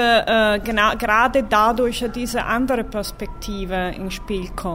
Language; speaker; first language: German; non-native, fluent; Italian